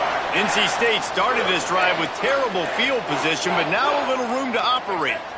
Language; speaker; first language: English; native; English